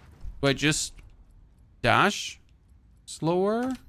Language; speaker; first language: English; non-native, fluent; German